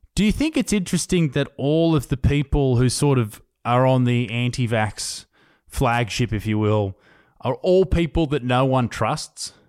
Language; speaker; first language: English; native; English